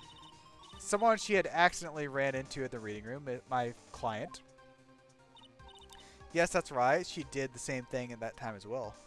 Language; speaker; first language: English; native; English